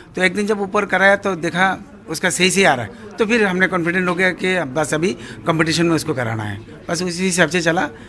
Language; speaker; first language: Hindi; non-native, local second language; Bangla